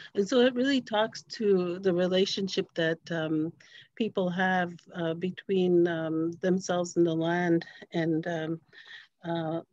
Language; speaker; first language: English; native; English